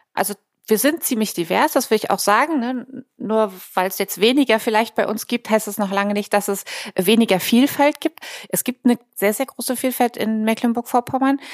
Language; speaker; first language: German; native; German